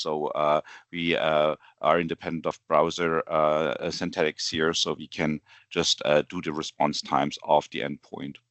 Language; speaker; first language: English; non-native, fluent; German